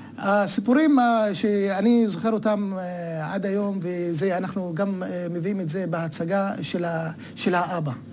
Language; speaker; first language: Hebrew; non-native, local second language; Arabic